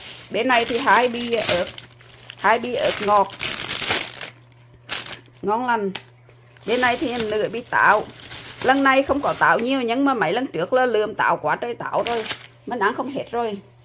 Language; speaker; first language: Vietnamese; native; Vietnamese